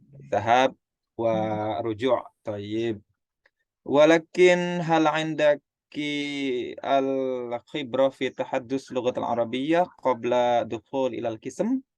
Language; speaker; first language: Arabic; non-native, fluent; Indonesian